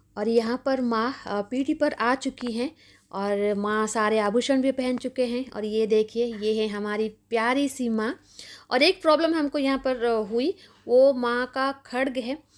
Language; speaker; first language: Hindi; non-native, local second language; Bangla